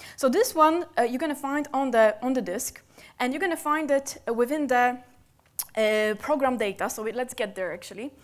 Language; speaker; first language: English; non-native, fluent; Polish